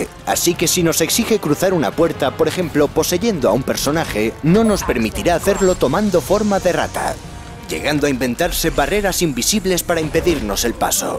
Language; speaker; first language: Spanish; native; Spanish